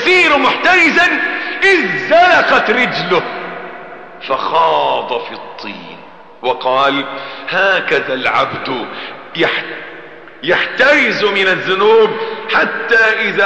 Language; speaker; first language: Arabic; native; Arabic